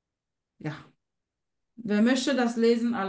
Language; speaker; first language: German; non-native, fluent; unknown